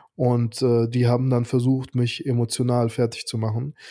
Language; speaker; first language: German; early bilingual, other home language; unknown